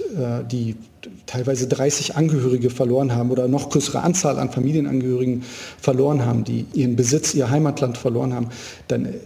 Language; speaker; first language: German; native; German